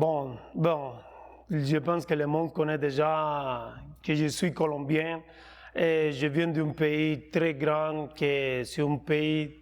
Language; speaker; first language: French; non-native, fluent; Spanish